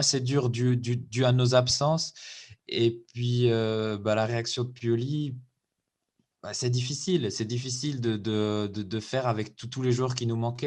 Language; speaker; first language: French; native; French